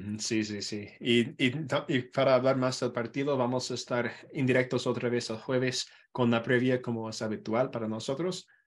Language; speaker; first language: Spanish; non-native, fluent; English